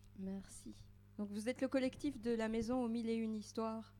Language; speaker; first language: French; native; French